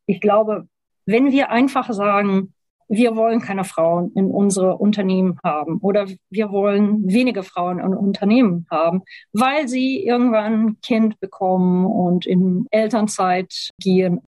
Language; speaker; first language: German; non-native, fluent; Portuguese